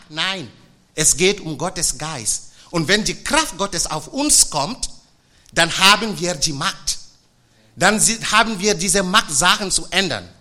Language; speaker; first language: German; non-native, fluent; French